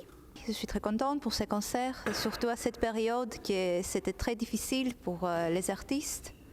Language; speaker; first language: French; non-native, fluent; Greek